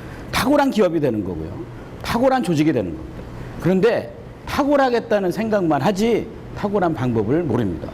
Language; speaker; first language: Korean; native; Korean